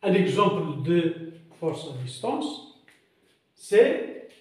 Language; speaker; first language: French; non-native, local second language; Arabic